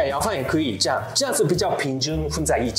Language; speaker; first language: Chinese; non-native, learner; Japanese